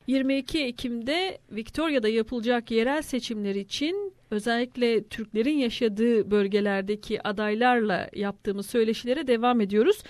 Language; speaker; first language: Turkish; native; Turkish